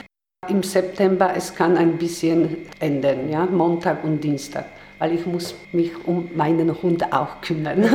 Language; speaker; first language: German; non-native, learner; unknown